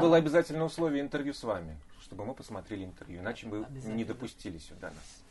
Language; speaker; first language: Russian; native; Russian